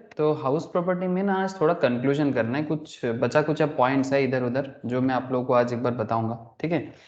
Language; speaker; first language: Hindi; non-native, local second language; Bangla